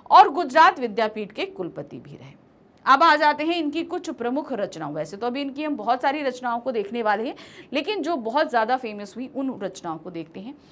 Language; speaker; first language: Hindi; native; Hindi